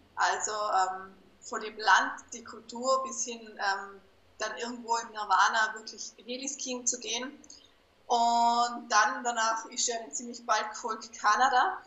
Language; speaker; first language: German; native; German